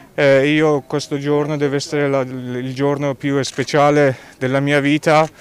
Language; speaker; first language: Italian; non-native, fluent; Persian